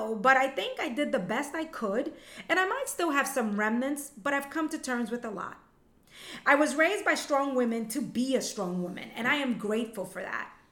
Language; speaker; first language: English; early bilingual, other home language; Spanish